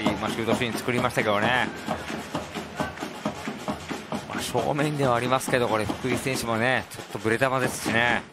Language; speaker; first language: Japanese; native; Japanese